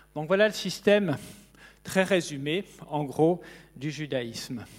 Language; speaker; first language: French; native; French